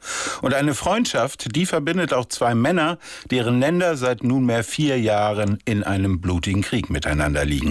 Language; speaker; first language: German; native; German